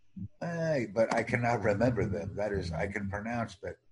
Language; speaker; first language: English; non-native, fluent; Romanian